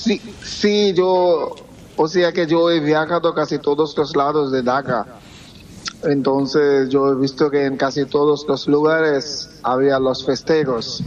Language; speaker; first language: Spanish; non-native, fluent; Bangla